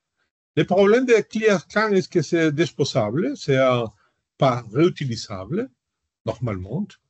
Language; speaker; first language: French; non-native, learner; Spanish